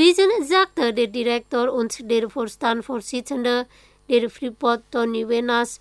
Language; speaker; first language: German; non-native, fluent; Indonesian